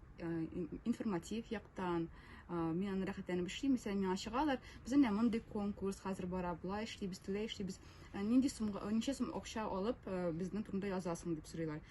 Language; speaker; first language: Tatar; non-native, local second language; Russian